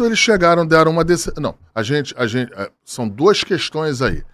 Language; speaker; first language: Portuguese; native; Portuguese